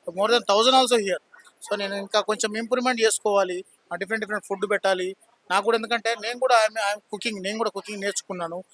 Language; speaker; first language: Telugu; native; Telugu